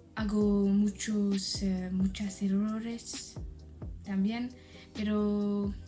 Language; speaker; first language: Spanish; non-native, learner; French